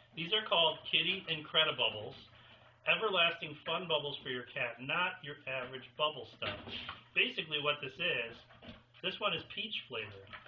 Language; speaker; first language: English; native; English